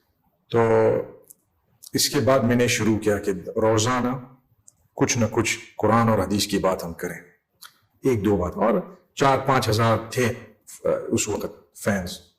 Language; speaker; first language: Hindi; non-native, fluent; English